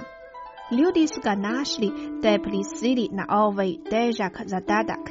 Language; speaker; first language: Croatian; non-native, fluent; Chinese